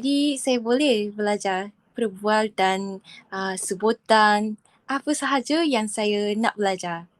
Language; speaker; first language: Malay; non-native, fluent; Japanese